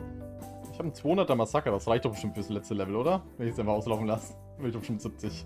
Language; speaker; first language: German; native; German